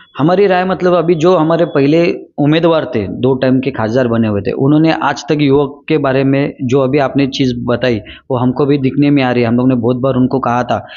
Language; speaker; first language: Hindi; non-native, local second language; Marathi